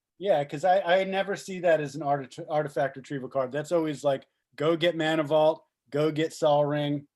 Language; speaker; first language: English; native; English